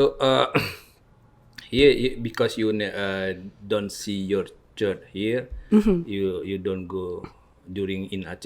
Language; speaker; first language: English; non-native, learner; Indonesian